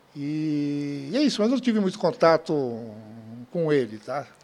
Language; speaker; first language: Portuguese; early bilingual, other home language; Spanish